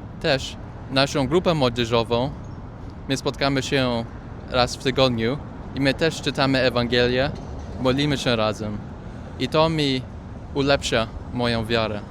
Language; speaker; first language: Polish; early bilingual, heritage; Polish